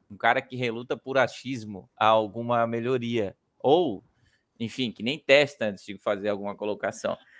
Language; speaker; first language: Portuguese; native; Portuguese